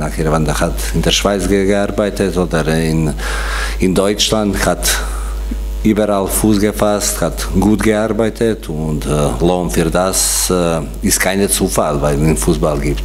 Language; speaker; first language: German; non-native, fluent; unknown